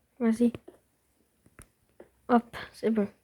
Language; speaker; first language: French; native; French